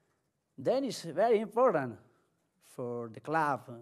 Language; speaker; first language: English; non-native, learner; Spanish